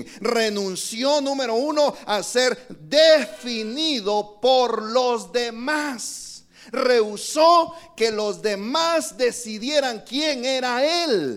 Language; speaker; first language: Spanish; native; Spanish